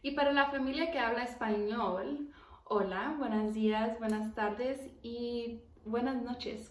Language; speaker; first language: Spanish; early bilingual, heritage; Spanish